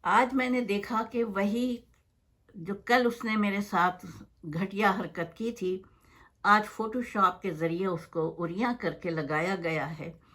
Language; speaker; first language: Urdu; native; Urdu